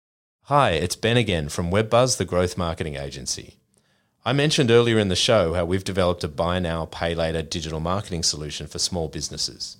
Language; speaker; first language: English; native; English